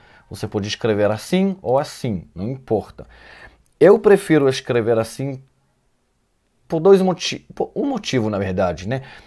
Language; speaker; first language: Portuguese; non-native, fluent; Hebrew